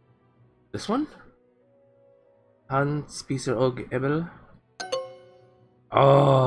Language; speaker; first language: Danish; non-native, learner; English